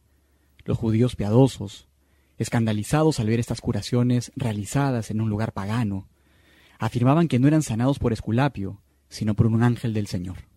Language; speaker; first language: Spanish; native; Spanish